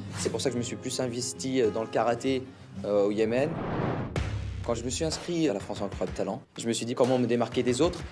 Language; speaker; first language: French; non-native, fluent; Arabic